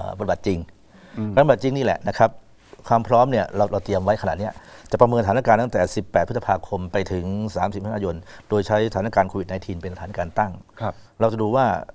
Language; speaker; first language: Thai; native; Thai